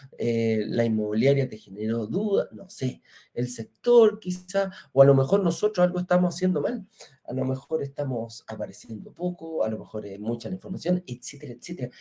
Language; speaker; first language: Spanish; native; Spanish